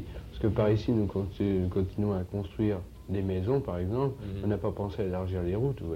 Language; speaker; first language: French; native; French